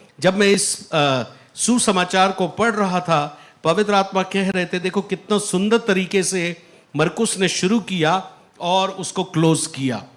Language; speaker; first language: Hindi; native; Hindi